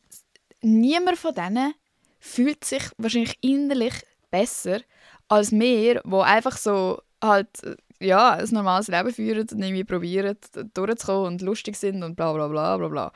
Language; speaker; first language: German; native; German